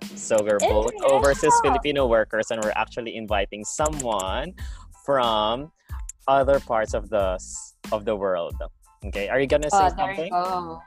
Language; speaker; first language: English; non-native, local second language; Filipino